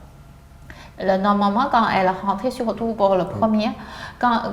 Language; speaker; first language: French; non-native, learner; Chinese